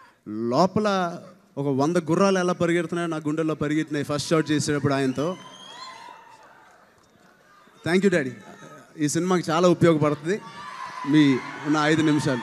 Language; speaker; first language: Telugu; native; Telugu